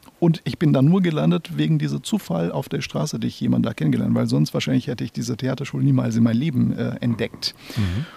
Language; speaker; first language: German; non-native, fluent; Portuguese